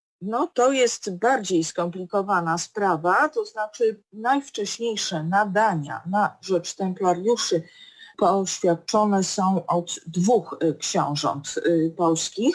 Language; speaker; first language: Polish; native; Polish